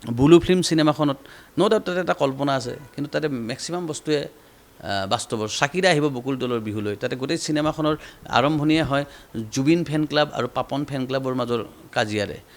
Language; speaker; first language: Assamese; native; Assamese